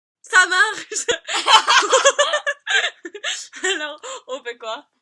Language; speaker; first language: French; native; French